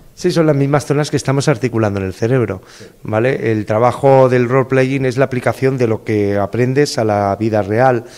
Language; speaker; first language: Spanish; native; Spanish